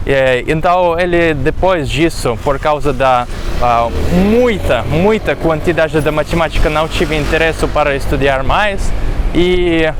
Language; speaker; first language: Portuguese; non-native, fluent; Russian